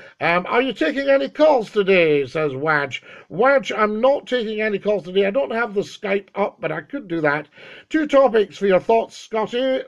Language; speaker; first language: English; native; English